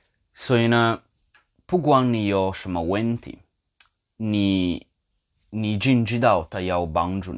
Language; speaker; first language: Chinese; non-native, fluent; English